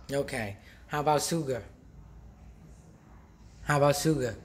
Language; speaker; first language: English; non-native, learner; Vietnamese